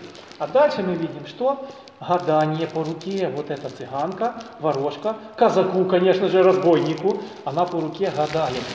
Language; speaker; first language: Russian; native; Russian